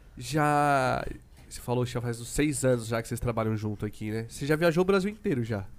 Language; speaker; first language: Portuguese; native; Portuguese